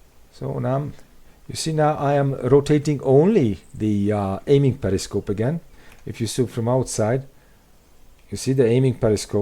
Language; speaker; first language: English; non-native, fluent; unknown